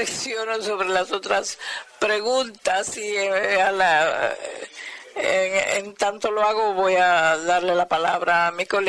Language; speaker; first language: Spanish; non-native, fluent; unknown